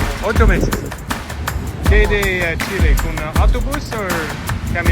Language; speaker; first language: Spanish; non-native, learner; English